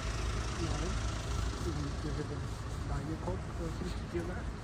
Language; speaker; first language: German; non-native, learner; Ukrainian